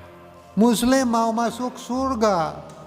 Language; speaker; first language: Indonesian; non-native, learner; English